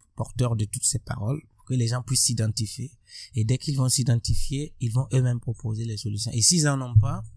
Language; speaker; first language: French; non-native, local second language; Mossi